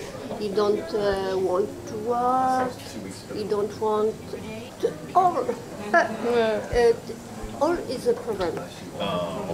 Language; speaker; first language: English; non-native, learner; French